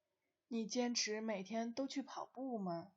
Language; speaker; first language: Chinese; non-native, fluent; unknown